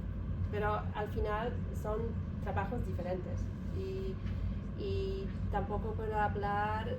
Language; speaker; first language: Spanish; non-native, learner; Polish